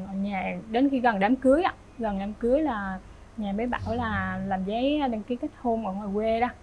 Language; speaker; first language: Vietnamese; native; Vietnamese